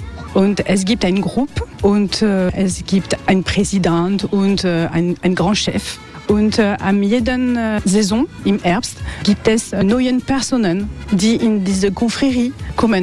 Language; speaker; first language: German; non-native, learner; French